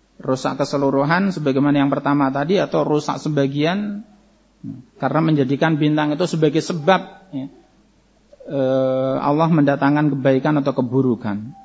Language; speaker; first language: Indonesian; native; Indonesian